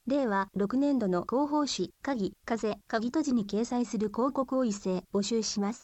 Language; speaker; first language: Japanese; native; Japanese